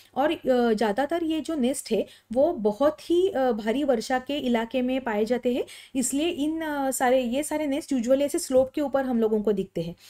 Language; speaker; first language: Hindi; non-native, local second language; Marathi